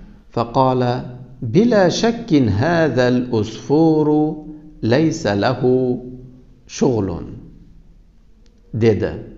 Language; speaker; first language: Arabic; non-native, fluent; Uzbek